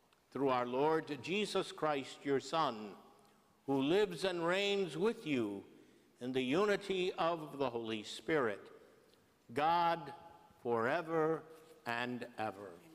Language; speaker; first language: English; native; English